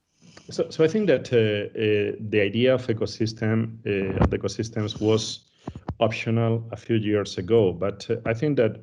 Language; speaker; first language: English; non-native, fluent; Spanish